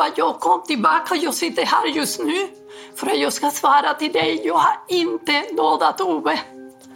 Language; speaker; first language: Swedish; non-native, fluent; Spanish